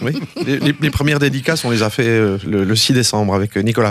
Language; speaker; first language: French; native; French